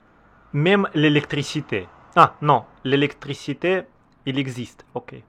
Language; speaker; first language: French; non-native, learner; Russian